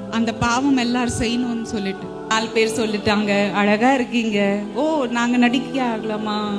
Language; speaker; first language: Tamil; non-native, fluent; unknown